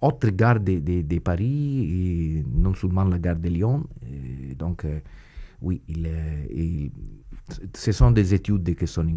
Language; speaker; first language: French; non-native, fluent; Italian